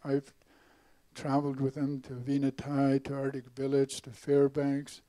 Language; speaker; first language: English; native; English